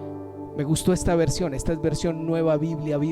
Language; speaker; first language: Spanish; native; Spanish